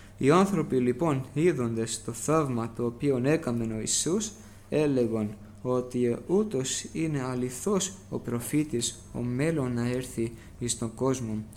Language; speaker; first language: Greek; early bilingual, heritage; Greek